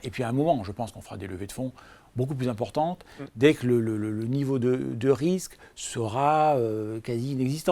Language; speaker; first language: French; native; French